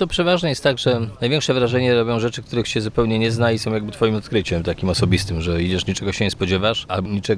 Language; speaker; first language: Polish; native; Polish